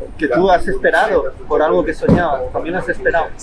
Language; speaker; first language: Spanish; native; Spanish